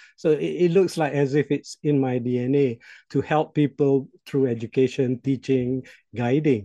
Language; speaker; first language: English; non-native, local second language; Malay